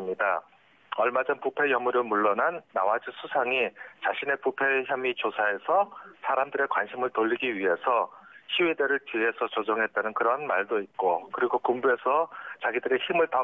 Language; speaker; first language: Korean; native; Korean